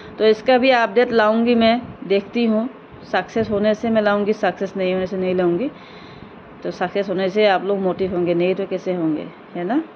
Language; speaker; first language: Hindi; non-native, local second language; Assamese